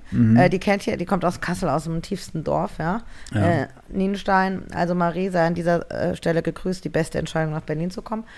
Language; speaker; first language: German; native; German